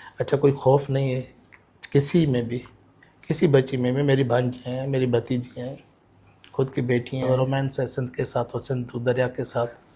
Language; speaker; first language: Urdu; non-native, local second language; Sindhi